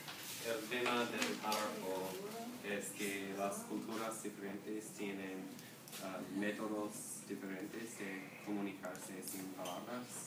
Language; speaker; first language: Spanish; non-native, learner; English